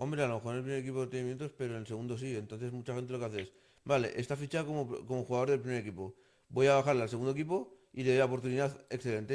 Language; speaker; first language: Spanish; native; Spanish